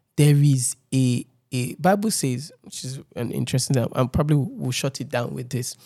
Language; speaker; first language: English; non-native, local second language; Yoruba